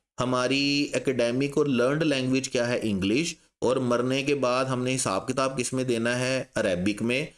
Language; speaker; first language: Urdu; non-native, local second language; Punjabi